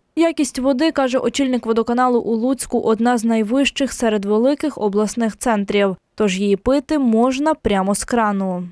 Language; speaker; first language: Ukrainian; native; Ukrainian